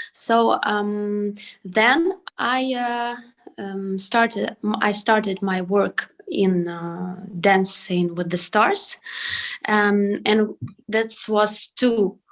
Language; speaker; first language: English; non-native, learner; Ukrainian